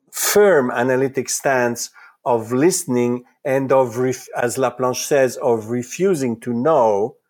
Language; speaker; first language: English; non-native, fluent; Italian